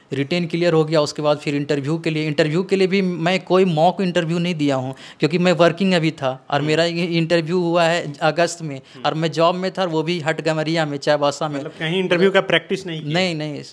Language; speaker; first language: Hindi; native; Hindi